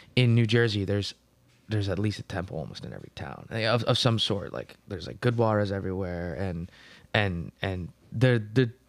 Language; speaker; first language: English; native; English